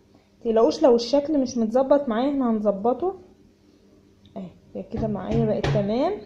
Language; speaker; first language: Arabic; native; Arabic